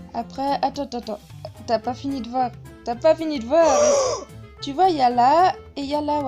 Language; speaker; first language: French; native; French